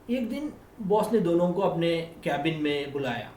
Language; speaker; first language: Hindi; non-native, local second language; Malayalam